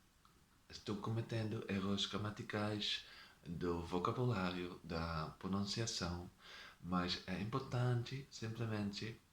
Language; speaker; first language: Portuguese; non-native, learner; Dutch